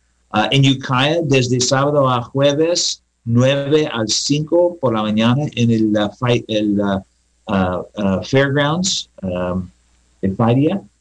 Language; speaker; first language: Spanish; non-native, learner; English